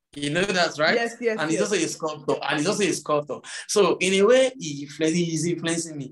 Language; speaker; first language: English; non-native, local second language; Yoruba